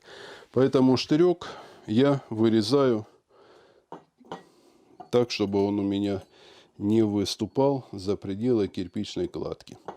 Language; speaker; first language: Russian; native; Russian